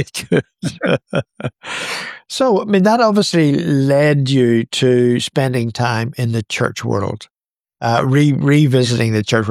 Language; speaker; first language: English; native; English